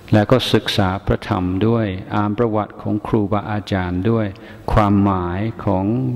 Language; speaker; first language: Thai; non-native, fluent; English